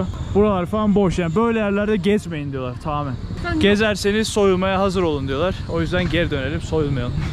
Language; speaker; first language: Turkish; native; Turkish